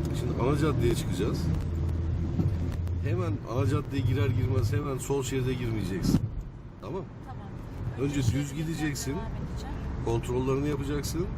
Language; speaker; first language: Turkish; native; Turkish